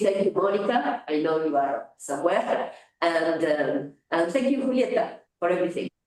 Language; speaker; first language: English; non-native, fluent; Spanish